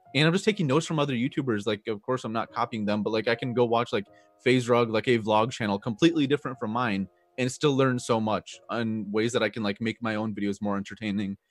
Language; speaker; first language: English; native; English